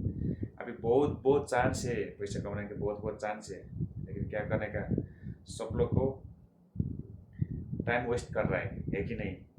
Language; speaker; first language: Hindi; non-native, learner; Nepali